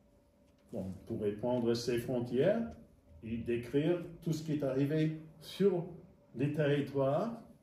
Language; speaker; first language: French; non-native, fluent; English